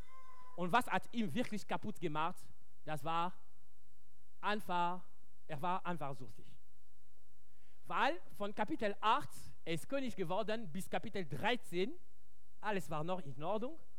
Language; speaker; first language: German; non-native, fluent; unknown